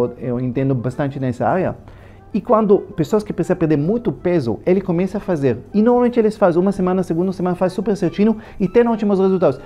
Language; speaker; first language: Portuguese; non-native, fluent; Hebrew